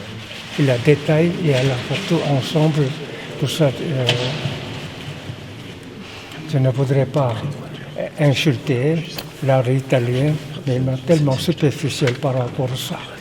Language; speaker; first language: French; non-native, fluent; Korean